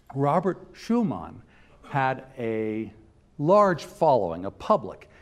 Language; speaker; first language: English; native; English